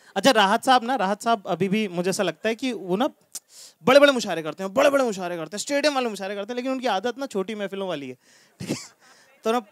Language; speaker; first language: Hindi; native; Hindi